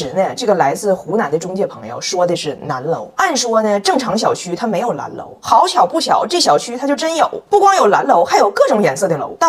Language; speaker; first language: Chinese; native; Chinese